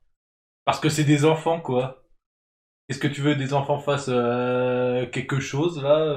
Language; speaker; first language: French; native; French